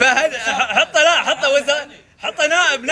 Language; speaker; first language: Arabic; native; Arabic